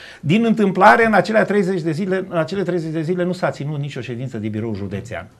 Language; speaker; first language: Romanian; native; Romanian